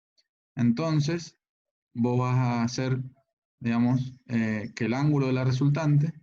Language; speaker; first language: Spanish; native; Spanish